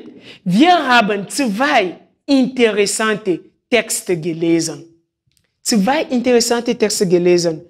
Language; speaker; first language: German; non-native, fluent; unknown